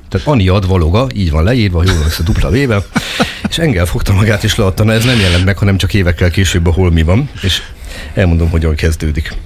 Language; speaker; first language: Hungarian; native; Hungarian